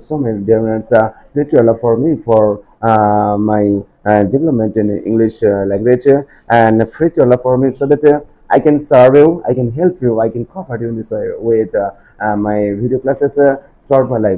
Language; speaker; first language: English; non-native, local second language; Bangla